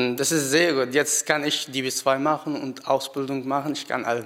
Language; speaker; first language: German; non-native, learner; Arabic